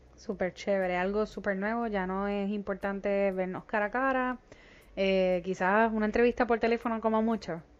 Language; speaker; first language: Spanish; native; Spanish